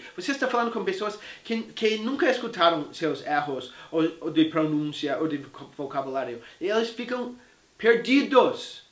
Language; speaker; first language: Portuguese; non-native, fluent; English